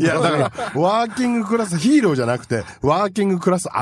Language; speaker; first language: Japanese; native; Japanese